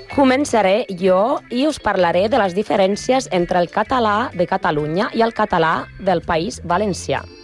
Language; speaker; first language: Catalan; non-native, learner; Spanish